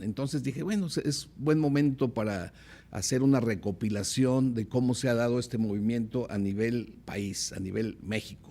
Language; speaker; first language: Spanish; native; Spanish